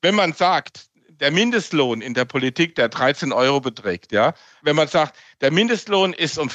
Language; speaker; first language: German; native; German